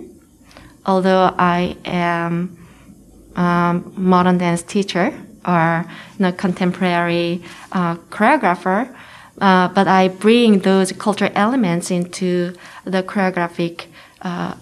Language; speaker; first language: English; non-native, fluent; Korean